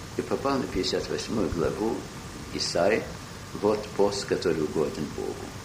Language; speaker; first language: Russian; early bilingual, heritage; Russian